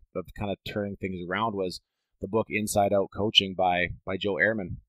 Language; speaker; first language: English; native; English